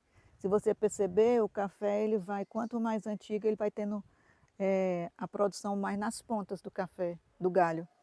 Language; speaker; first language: Portuguese; native; Portuguese